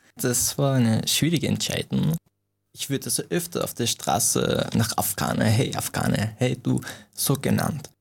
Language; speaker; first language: German; non-native, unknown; Persian